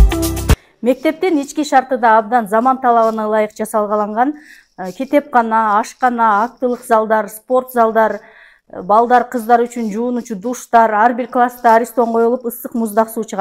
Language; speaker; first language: Kyrgyz; native; Kyrgyz